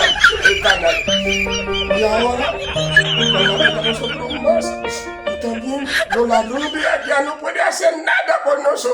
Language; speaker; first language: Spanish; non-native, learner; Haitian Creole